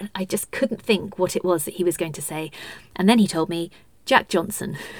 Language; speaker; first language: English; native; English